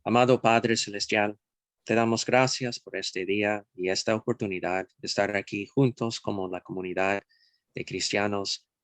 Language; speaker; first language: Spanish; non-native, fluent; English